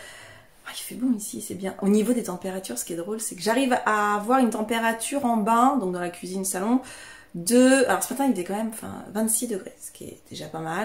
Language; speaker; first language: French; native; French